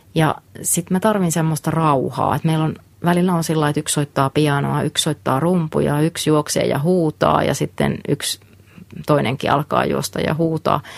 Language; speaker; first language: Finnish; native; Finnish